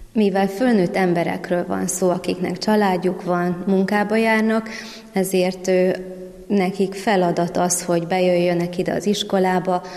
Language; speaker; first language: Hungarian; native; Hungarian